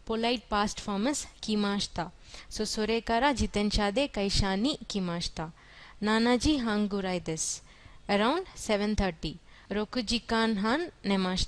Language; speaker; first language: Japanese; non-native, fluent; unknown